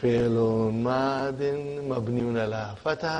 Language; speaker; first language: Arabic; non-native, fluent; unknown